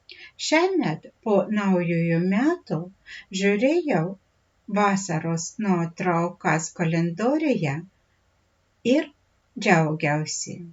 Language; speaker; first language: Lithuanian; non-native, fluent; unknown